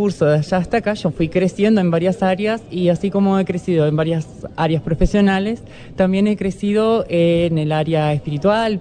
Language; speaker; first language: Spanish; native; Spanish